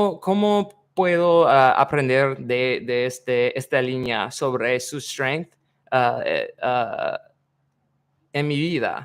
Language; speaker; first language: Spanish; non-native, learner; English